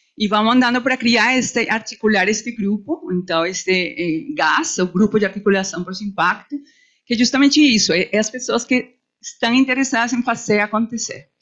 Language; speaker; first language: Portuguese; non-native, fluent; Spanish